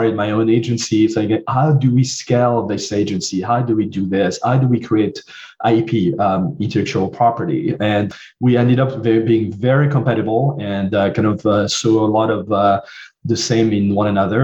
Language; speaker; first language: English; non-native, fluent; French